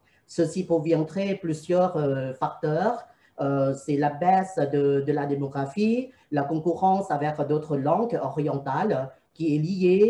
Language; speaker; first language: French; non-native, fluent; Thai